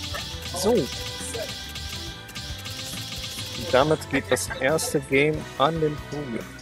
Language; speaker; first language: German; native; German